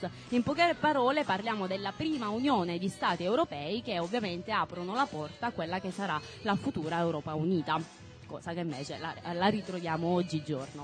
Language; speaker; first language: Italian; native; Italian